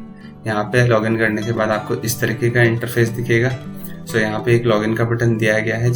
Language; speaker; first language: Hindi; native; Hindi